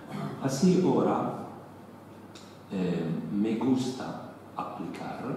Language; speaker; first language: Spanish; non-native, learner; Italian